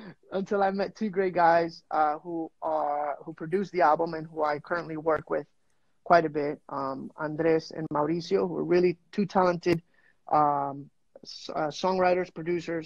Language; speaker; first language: English; non-native, fluent; Spanish